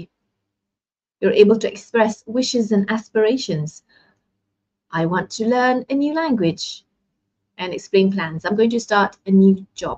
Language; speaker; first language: English; non-native, local second language; Malay